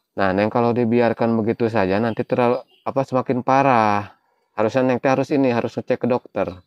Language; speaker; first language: Indonesian; native; Indonesian